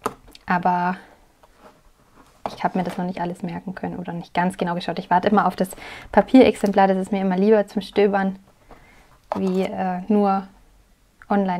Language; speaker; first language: German; native; German